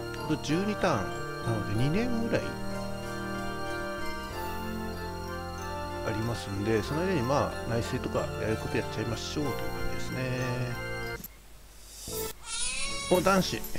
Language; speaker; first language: Japanese; native; Japanese